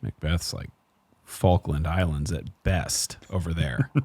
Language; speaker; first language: English; native; English